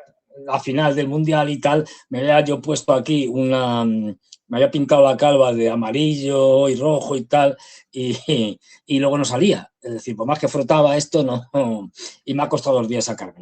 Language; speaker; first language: Spanish; native; Spanish